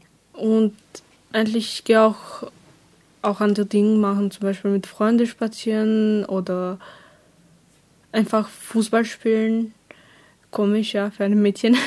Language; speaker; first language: German; non-native, learner; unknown